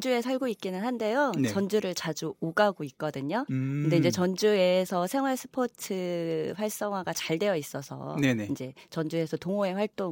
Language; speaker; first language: Korean; native; Korean